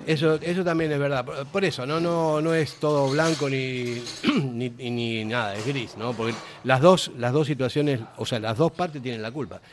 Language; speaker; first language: Spanish; native; Spanish